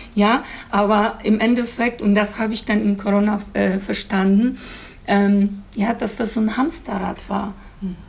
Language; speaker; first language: German; non-native, fluent; Polish